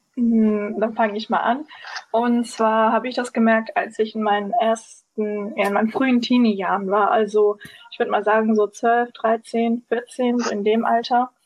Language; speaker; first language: German; early bilingual, other home language; Turkish